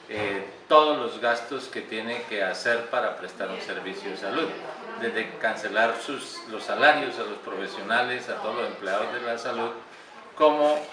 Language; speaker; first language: Spanish; native; Spanish